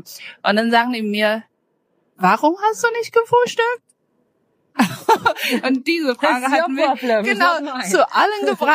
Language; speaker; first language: German; non-native, fluent; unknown